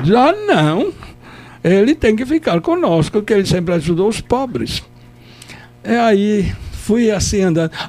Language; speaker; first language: Portuguese; non-native, fluent; Italian